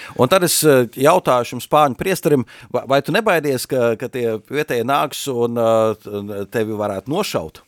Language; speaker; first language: Latvian; native; Latvian